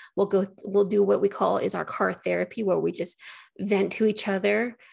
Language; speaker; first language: English; native; English